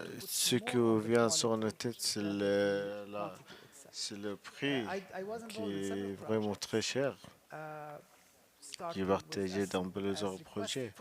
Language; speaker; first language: French; non-native, learner; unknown